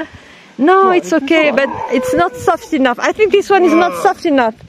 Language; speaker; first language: English; non-native, learner; French